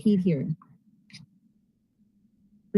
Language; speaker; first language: English; native; English